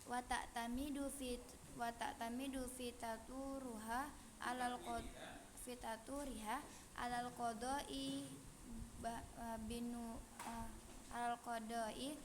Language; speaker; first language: Arabic; non-native, learner; Indonesian